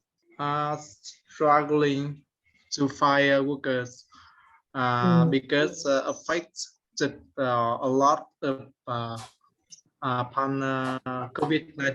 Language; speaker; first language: English; non-native, learner; Vietnamese